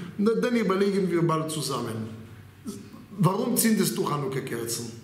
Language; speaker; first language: German; non-native, fluent; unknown